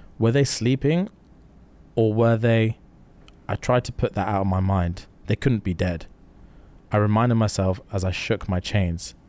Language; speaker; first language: English; native; English